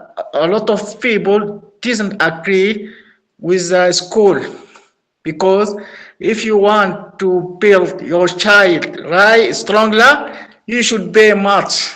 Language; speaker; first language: English; non-native, learner; Arabic